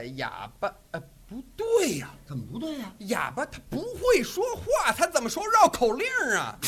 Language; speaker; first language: Chinese; non-native, fluent; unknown